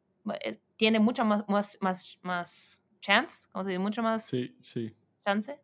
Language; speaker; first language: Spanish; non-native, fluent; Portuguese